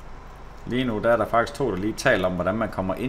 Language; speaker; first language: Danish; native; Danish